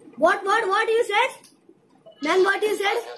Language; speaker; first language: English; non-native, learner; Hindi